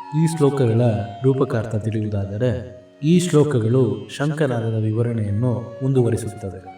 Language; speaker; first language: Kannada; native; Kannada